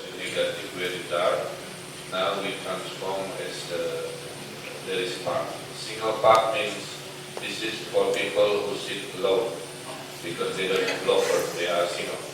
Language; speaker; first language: English; non-native, fluent; Indonesian